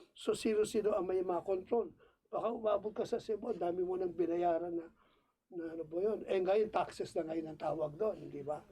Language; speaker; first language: Filipino; non-native, local second language; Cebuano